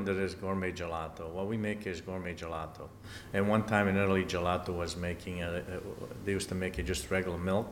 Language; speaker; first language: English; non-native, fluent; Italian